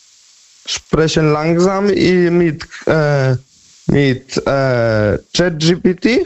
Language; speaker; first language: German; non-native, learner; Polish